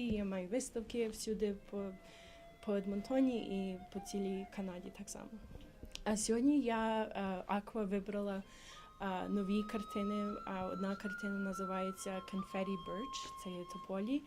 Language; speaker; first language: Ukrainian; early bilingual, heritage; English